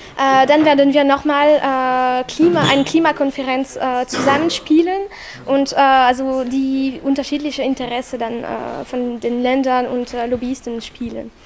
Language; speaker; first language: German; non-native, fluent; French